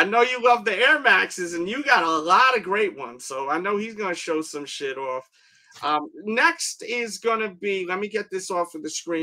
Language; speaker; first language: English; native; English